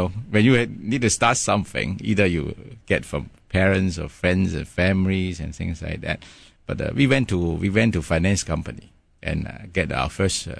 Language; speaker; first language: English; non-native, local second language; Cantonese